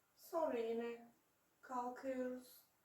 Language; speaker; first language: Turkish; non-native, fluent; Serbian